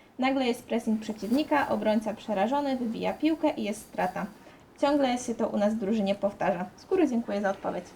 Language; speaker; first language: Polish; native; Polish